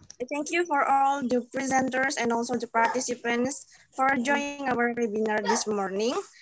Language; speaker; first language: English; non-native, fluent; Indonesian